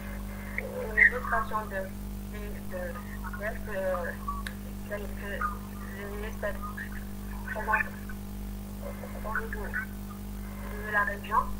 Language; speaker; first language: French; non-native, learner; Arabic